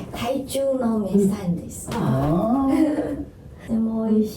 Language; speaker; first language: Japanese; non-native, learner; Chinese